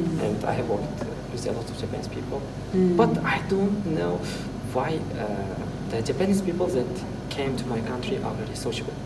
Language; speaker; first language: English; non-native, fluent; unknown